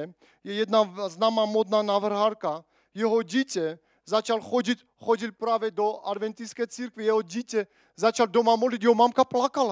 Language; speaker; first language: Czech; non-native, fluent; Armenian